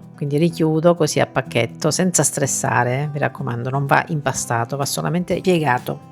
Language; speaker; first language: Italian; native; Italian